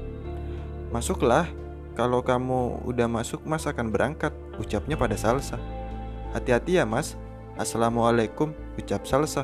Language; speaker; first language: Indonesian; native; Indonesian